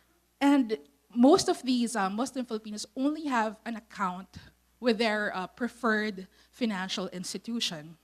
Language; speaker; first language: English; non-native, local second language; Filipino